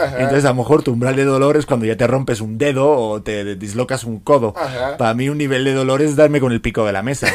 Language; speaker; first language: Spanish; native; Spanish